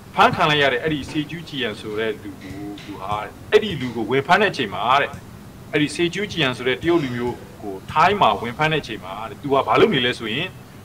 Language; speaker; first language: Burmese; native; Burmese